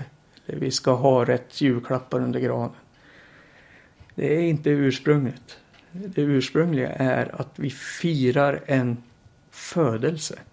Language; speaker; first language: Swedish; native; Swedish